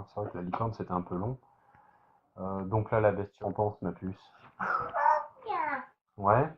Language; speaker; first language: French; native; French